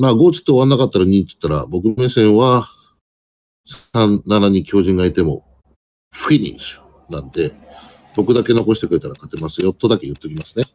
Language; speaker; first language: Japanese; native; Japanese